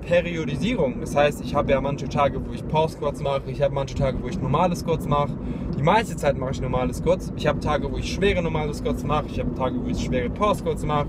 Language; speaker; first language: German; native; German